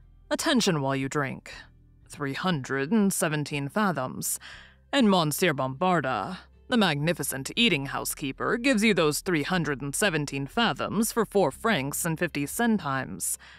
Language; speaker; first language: English; native; English